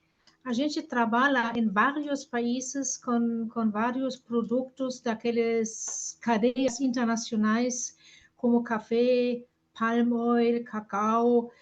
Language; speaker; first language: Portuguese; non-native, fluent; German